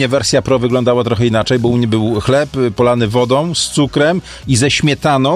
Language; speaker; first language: Polish; native; Polish